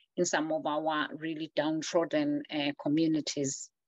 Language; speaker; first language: English; non-native, local second language; Zulu